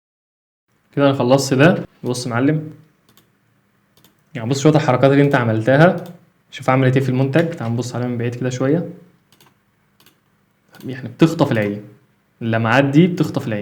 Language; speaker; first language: Arabic; native; Arabic